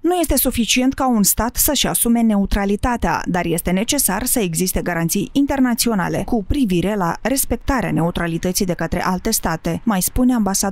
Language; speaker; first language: Romanian; native; Romanian